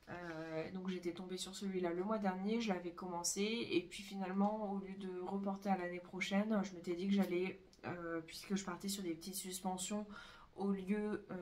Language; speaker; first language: French; native; French